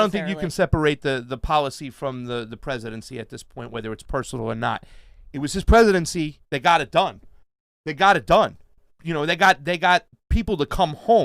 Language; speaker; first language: English; native; English